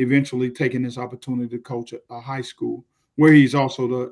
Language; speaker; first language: English; native; English